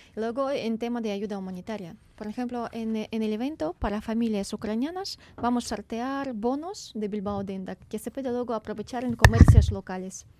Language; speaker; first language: Spanish; non-native, fluent; Ukrainian